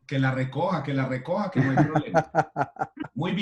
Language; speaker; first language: Spanish; native; Spanish